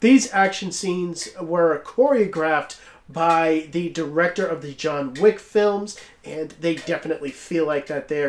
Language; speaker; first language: English; native; English